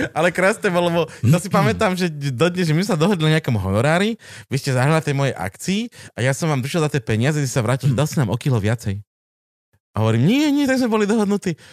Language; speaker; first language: Slovak; native; Slovak